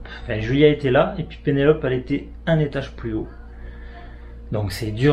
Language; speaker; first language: French; native; French